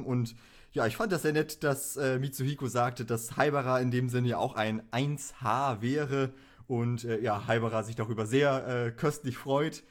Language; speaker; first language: German; native; German